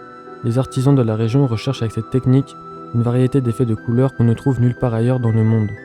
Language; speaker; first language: French; native; French